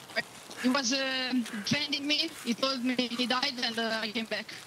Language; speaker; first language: English; non-native, learner; Italian